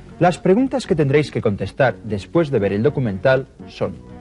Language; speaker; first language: Spanish; native; Spanish